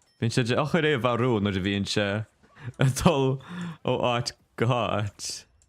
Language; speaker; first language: Irish; native; Irish